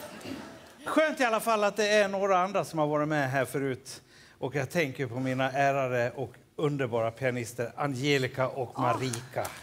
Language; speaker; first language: Swedish; native; Swedish